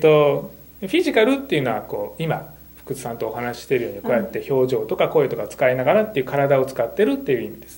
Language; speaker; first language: Japanese; native; Japanese